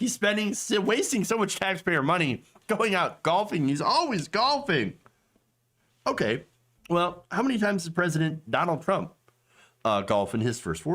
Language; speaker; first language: English; native; English